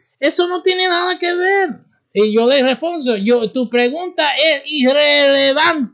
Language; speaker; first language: Spanish; early bilingual, heritage; Spanish